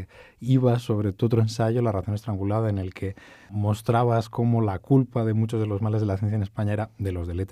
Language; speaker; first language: Spanish; native; Spanish